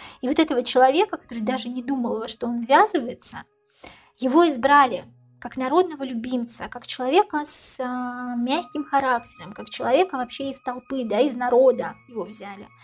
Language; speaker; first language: Russian; native; Russian